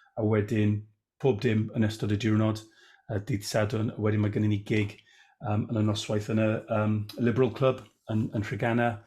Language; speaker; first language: Welsh; non-native, local second language; English